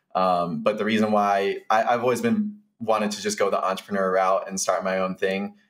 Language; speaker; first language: English; native; English